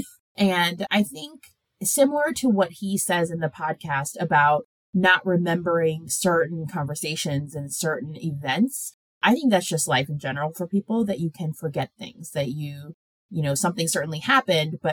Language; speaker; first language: English; early bilingual, other home language; Korean